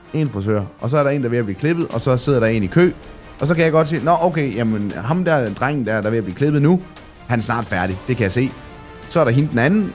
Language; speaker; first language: Danish; native; Danish